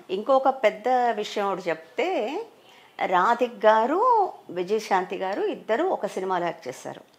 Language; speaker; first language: Telugu; native; Telugu